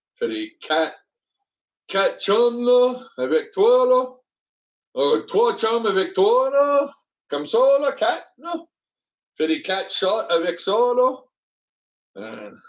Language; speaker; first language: French; non-native, learner; English